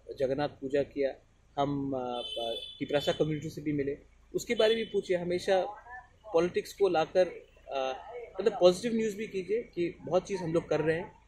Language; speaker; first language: Hindi; non-native, local second language; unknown